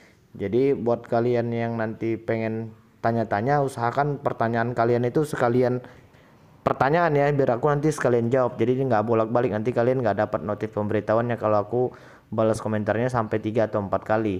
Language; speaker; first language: Indonesian; native; Indonesian